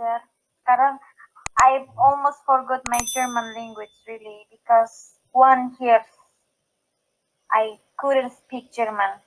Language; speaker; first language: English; non-native, learner; Indonesian